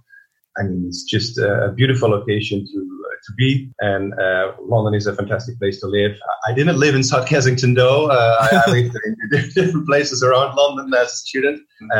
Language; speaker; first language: English; non-native, fluent; Dutch